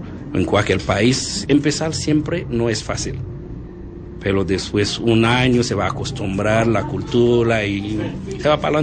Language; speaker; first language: Spanish; non-native, learner; Haitian Creole